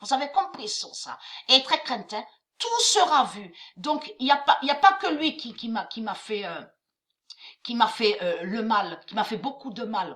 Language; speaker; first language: French; native; French